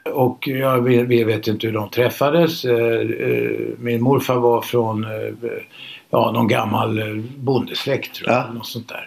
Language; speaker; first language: Swedish; native; Swedish